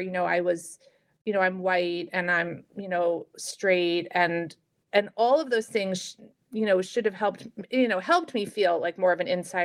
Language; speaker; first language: English; native; English